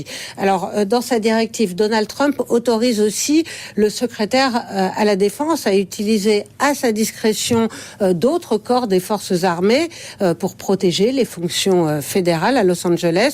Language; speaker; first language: French; native; French